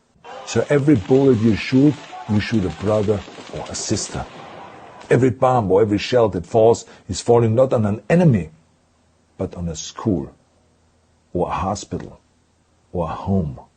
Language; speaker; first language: English; non-native, fluent; German